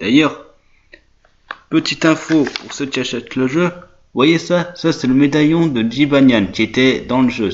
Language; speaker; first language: French; native; French